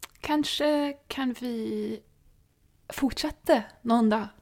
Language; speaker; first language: Swedish; non-native, fluent; English